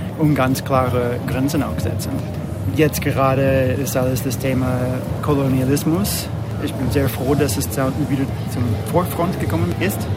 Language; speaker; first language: German; non-native, fluent; English